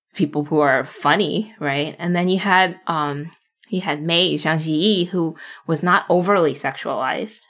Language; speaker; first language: English; early bilingual, other home language; Cantonese